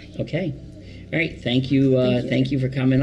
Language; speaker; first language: English; native; English